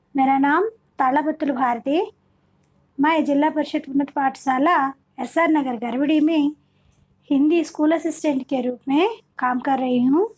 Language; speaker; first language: Hindi; non-native, local second language; Telugu